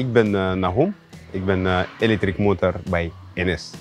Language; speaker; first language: Dutch; non-native, learner; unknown